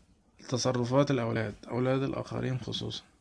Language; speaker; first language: Arabic; native; Arabic